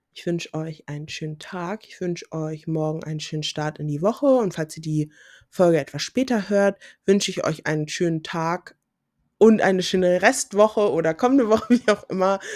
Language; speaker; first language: German; native; German